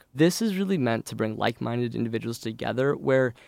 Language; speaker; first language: English; native; English